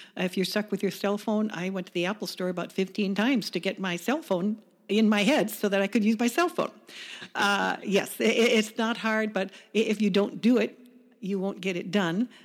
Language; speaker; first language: English; native; English